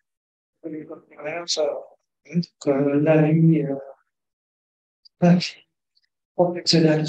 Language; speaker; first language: French; non-native, fluent; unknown